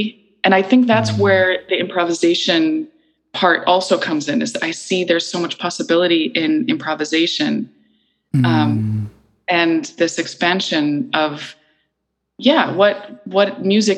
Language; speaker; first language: English; early bilingual, other home language; Icelandic